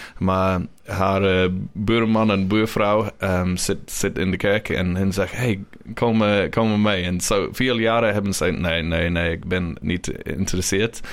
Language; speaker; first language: Dutch; non-native, learner; English